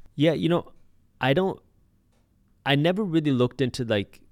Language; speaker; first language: English; early bilingual, other home language; Punjabi